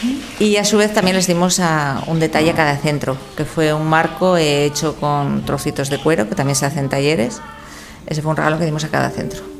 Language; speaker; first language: Spanish; native; Spanish